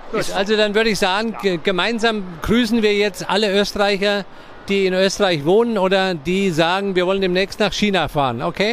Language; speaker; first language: German; native; German